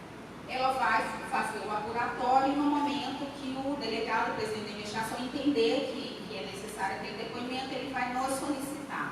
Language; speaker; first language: Portuguese; native; Portuguese